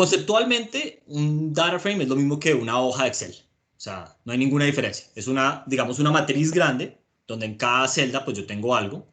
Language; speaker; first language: Spanish; native; Spanish